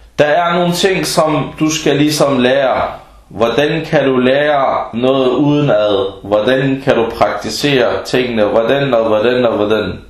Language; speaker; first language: Danish; early bilingual, other home language; Arabic